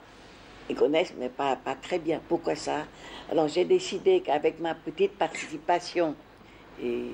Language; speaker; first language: French; non-native, fluent; Vietnamese